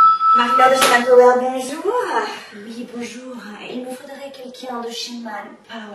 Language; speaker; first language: French; native; French